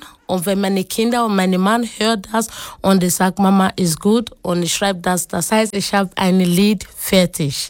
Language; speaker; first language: German; non-native, learner; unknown